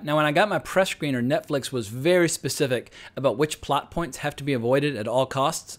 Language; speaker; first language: English; native; English